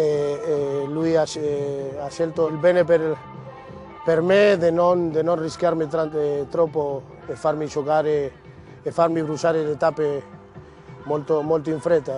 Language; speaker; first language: Italian; non-native, fluent; Spanish